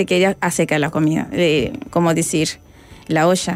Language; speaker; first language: Spanish; non-native, fluent; Rundi